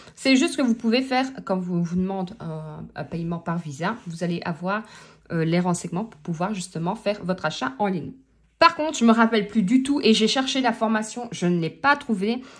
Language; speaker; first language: French; native; French